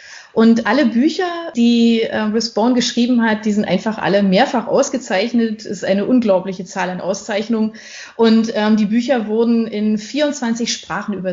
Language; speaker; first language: German; native; German